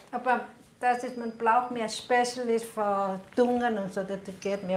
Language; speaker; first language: German; non-native, learner; Thai